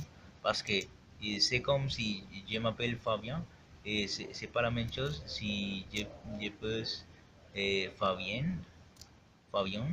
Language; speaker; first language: French; non-native, learner; Spanish